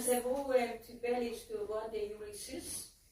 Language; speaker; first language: French; non-native, learner; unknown